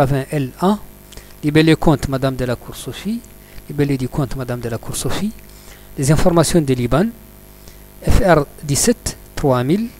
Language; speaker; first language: French; non-native, local second language; Arabic